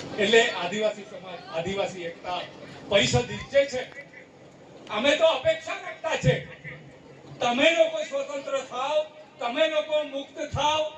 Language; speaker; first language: Gujarati; non-native, local second language; Vasavi